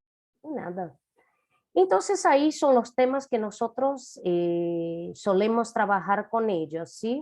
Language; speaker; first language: Spanish; non-native, fluent; Portuguese